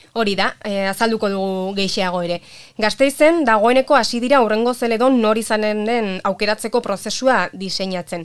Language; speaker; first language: Basque; native; Basque